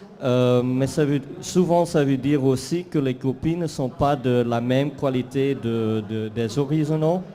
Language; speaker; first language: French; non-native, fluent; Dutch